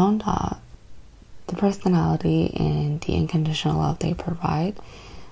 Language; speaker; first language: English; native; English